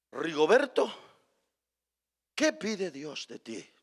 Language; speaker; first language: Spanish; native; Spanish